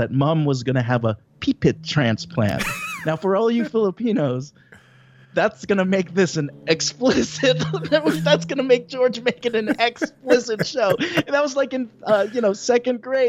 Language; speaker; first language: English; native; English